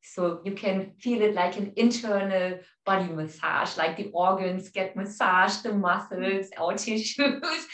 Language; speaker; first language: English; non-native, fluent; German